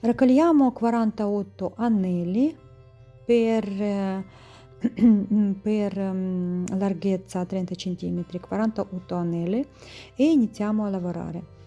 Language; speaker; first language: Italian; non-native, learner; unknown